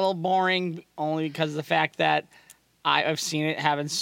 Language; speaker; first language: English; native; English